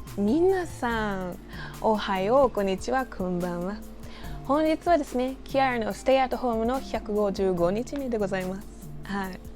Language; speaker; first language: Japanese; non-native, fluent; English